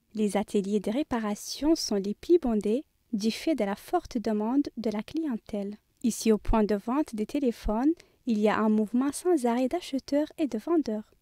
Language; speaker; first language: French; non-native, local second language; Arabic